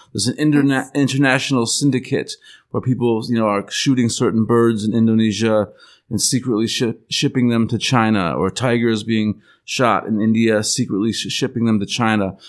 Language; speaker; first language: English; native; English